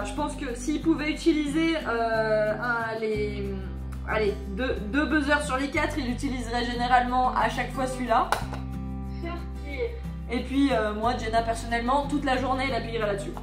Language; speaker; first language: French; native; French